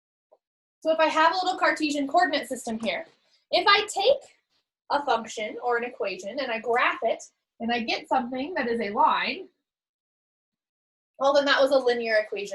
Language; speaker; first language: English; native; English